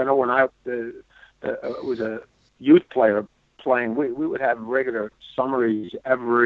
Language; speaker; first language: English; native; English